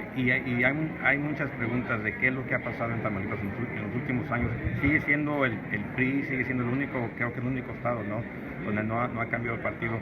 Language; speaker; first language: Spanish; early bilingual, heritage; Spanish